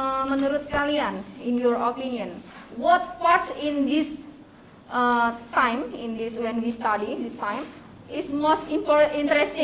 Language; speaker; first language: English; non-native, fluent; Indonesian